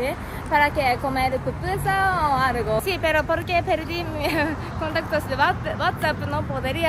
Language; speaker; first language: Spanish; non-native, learner; Japanese